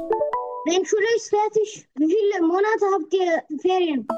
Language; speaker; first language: German; non-native, learner; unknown